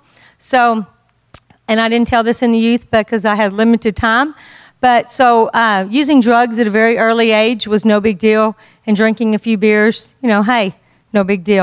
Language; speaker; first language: English; native; English